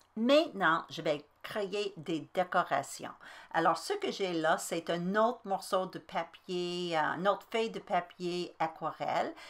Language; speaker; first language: French; native; French